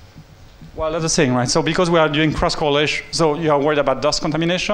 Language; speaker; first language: English; non-native, fluent; French